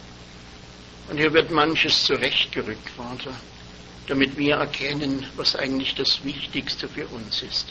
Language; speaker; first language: German; native; German